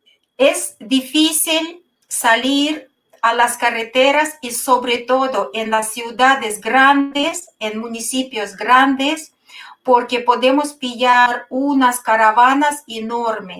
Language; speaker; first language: Spanish; non-native, fluent; Russian